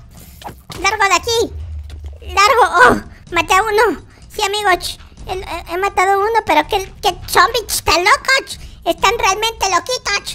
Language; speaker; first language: Spanish; native; Spanish